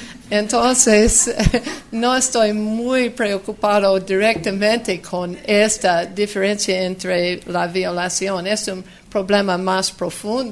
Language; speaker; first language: Spanish; non-native, fluent; English